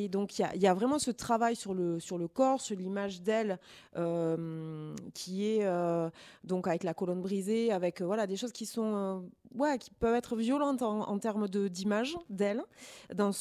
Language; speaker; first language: French; native; French